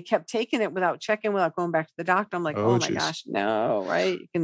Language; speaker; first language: English; native; English